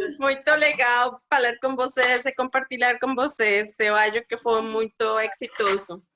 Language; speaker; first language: Portuguese; non-native, fluent; Spanish